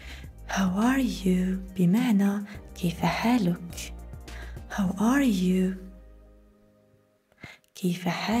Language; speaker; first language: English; non-native, fluent; Arabic